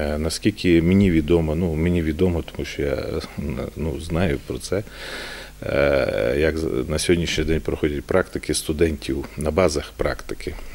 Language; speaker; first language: Ukrainian; native; Ukrainian